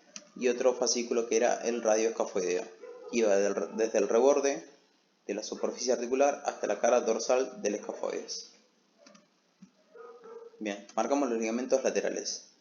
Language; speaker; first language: Spanish; native; Spanish